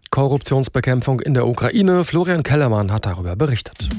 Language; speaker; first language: German; native; German